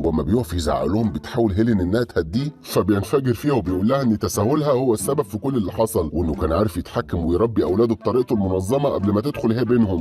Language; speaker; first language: Arabic; native; Arabic